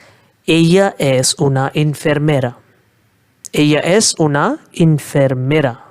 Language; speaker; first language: Spanish; non-native, fluent; Hindi